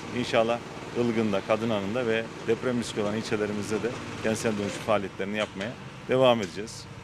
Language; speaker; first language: Turkish; native; Turkish